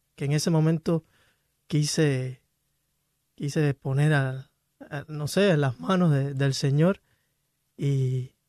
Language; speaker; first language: Spanish; native; Spanish